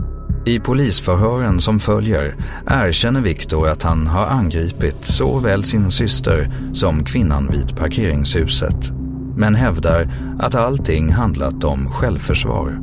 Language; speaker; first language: Swedish; native; Swedish